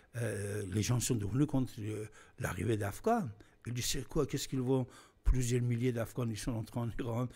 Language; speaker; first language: French; non-native, fluent; Persian